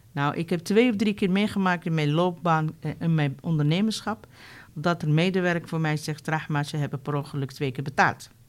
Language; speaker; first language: Dutch; non-native, fluent; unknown